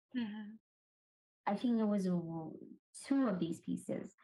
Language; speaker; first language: English; non-native, local second language; Urdu